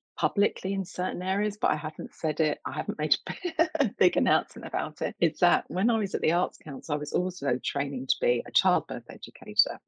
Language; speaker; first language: English; native; English